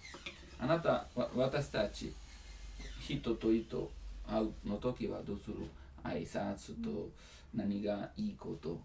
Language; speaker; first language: Japanese; non-native, learner; Italian